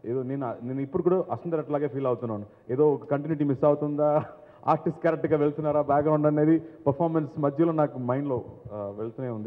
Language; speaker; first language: Telugu; non-native, learner; Tamil